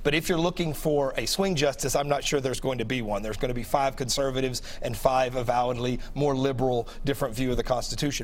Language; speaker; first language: English; native; English